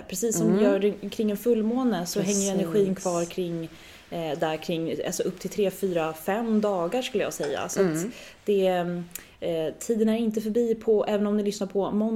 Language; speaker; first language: Swedish; native; Swedish